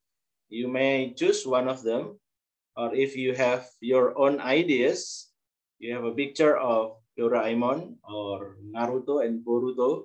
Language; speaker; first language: English; non-native, learner; Indonesian